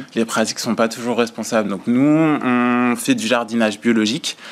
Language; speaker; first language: French; native; French